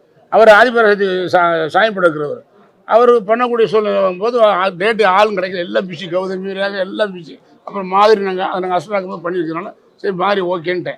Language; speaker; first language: Tamil; native; Tamil